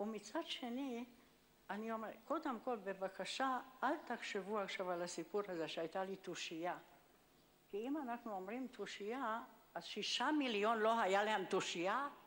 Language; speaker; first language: Hebrew; non-native, fluent; Hungarian